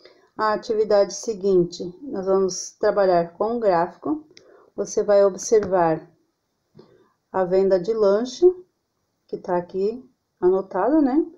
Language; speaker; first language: Portuguese; native; Portuguese